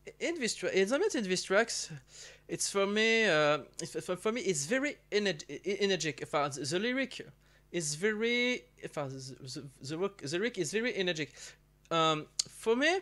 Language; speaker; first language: English; non-native, learner; French